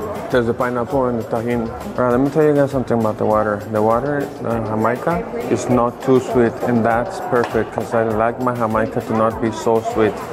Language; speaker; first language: English; early bilingual, other home language; Spanish